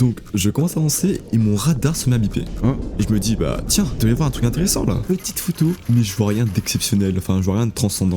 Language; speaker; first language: French; native; French